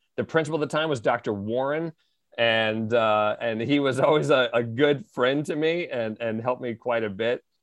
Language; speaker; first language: English; native; English